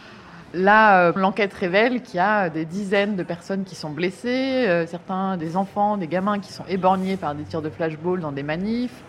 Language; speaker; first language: French; native; French